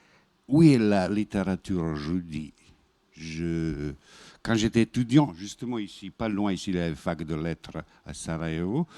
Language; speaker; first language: French; non-native, fluent; Bosnian